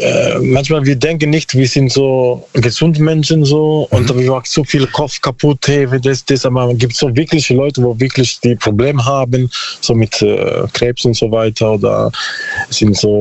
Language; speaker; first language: German; non-native, learner; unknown